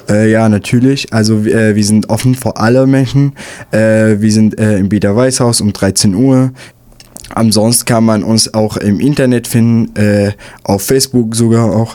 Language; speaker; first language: German; non-native, fluent; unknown